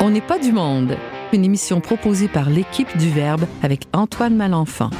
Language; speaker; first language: French; native; French